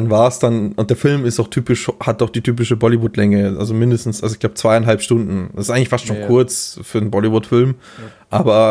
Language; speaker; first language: German; native; German